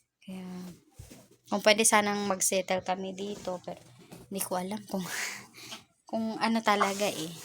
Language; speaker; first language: Filipino; non-native, local second language; Cebuano